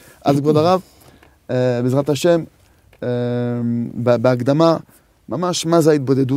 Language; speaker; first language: Hebrew; non-native, fluent; French